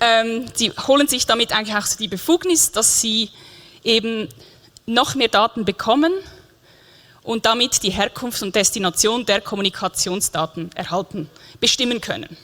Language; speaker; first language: German; native; German